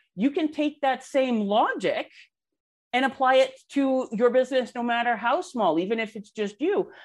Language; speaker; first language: English; native; English